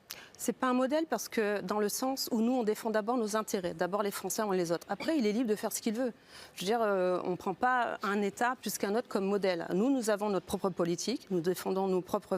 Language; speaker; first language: French; native; French